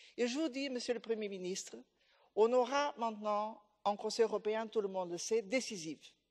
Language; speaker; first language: French; non-native, fluent; Portuguese